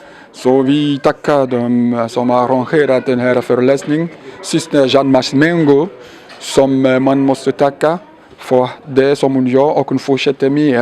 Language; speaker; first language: Swedish; non-native, fluent; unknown